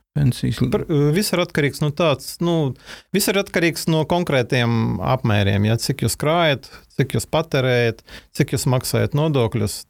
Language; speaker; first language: Latvian; non-native, local second language; Russian